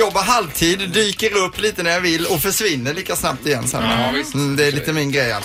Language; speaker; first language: Swedish; native; Swedish